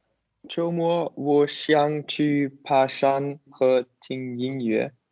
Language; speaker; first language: Chinese; non-native, learner; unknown